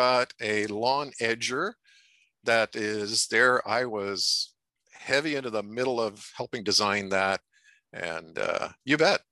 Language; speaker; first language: English; native; English